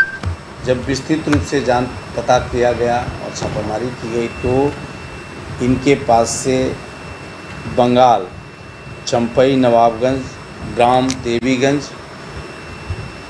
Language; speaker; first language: Hindi; native; Hindi